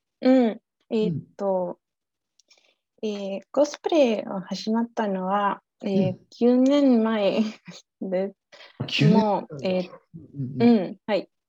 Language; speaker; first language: Japanese; non-native, learner; Spanish